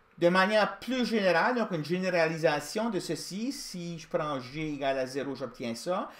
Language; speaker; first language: French; native; French